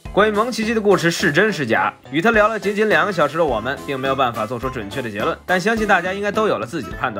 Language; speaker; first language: Chinese; native; Chinese